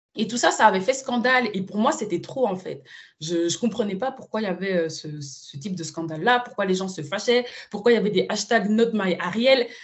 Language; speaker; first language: French; early bilingual, other home language; Spanish